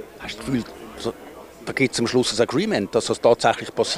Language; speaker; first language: German; native; German